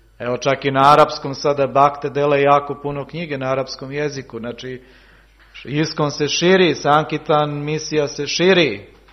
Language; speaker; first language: Serbian; native; Serbian